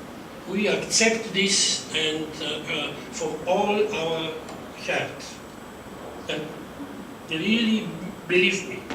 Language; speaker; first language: English; non-native, fluent; Bulgarian